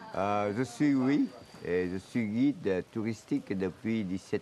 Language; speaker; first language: French; non-native, fluent; Vietnamese